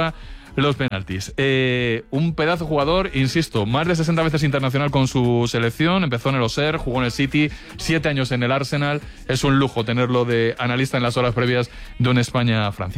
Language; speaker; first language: Spanish; native; Spanish